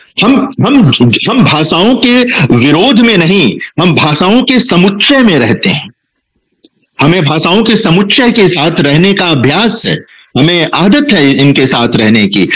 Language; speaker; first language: Hindi; non-native, local second language; Bhojpuri